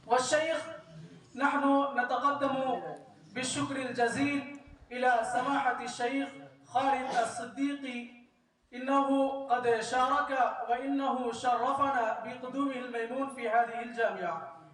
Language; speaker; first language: Arabic; non-native, fluent; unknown